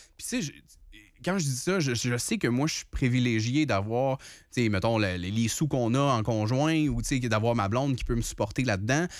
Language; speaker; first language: French; native; French